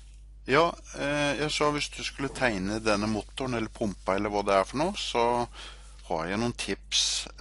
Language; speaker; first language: Norwegian; native; Norwegian